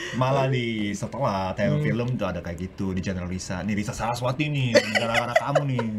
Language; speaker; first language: Indonesian; non-native, fluent; Japanese